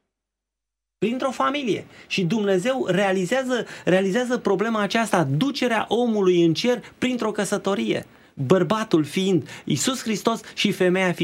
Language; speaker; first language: Romanian; native; Romanian